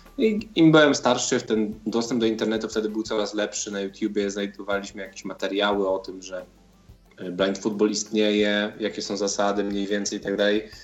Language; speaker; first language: Polish; native; Polish